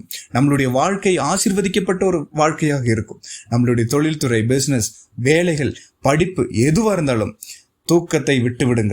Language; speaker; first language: Tamil; native; Tamil